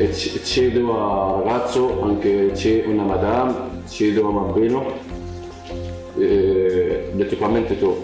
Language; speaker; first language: Italian; non-native, learner; Arabic